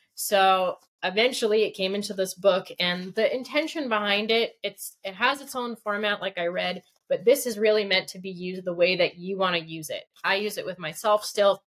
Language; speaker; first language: English; early bilingual, other home language; Russian